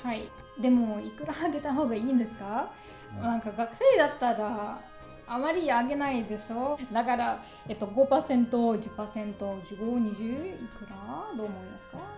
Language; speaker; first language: Japanese; non-native, learner; German